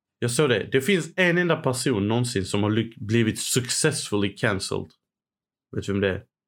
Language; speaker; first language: Swedish; early bilingual, other home language; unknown